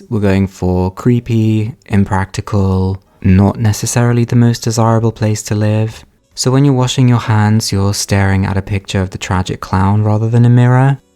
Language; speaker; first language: English; native; English